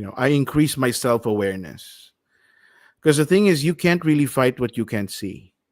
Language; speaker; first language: English; non-native, local second language; Filipino